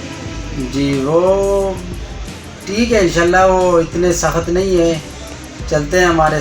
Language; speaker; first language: Hindi; non-native, local second language; Pashto